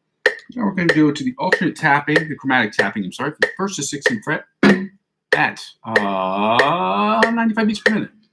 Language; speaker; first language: English; native; English